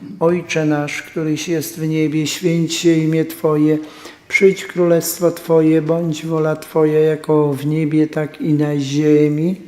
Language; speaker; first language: Polish; native; Polish